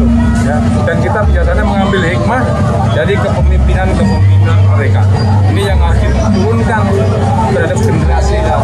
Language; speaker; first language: Indonesian; non-native, local second language; Javanese